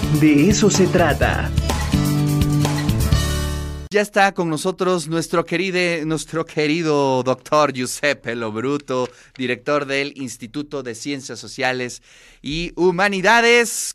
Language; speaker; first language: Spanish; native; Spanish